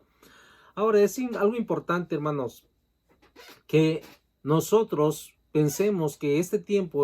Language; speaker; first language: Spanish; native; Spanish